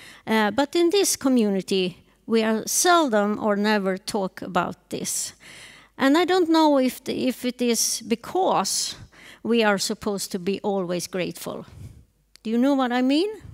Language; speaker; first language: English; non-native, fluent; Swedish